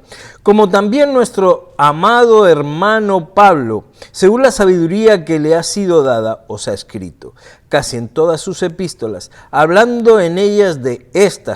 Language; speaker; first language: Spanish; native; Spanish